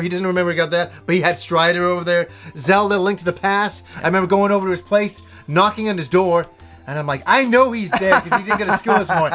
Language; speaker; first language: English; native; English